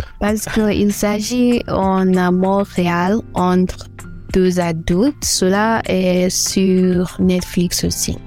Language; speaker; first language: French; non-native, learner; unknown